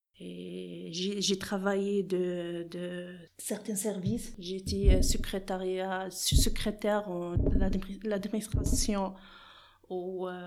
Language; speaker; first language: French; non-native, learner; Arabic